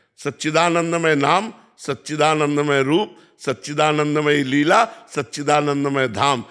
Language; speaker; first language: Hindi; native; Hindi